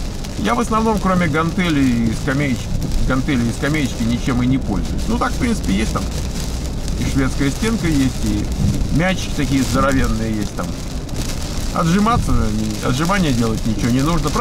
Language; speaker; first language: Russian; native; Russian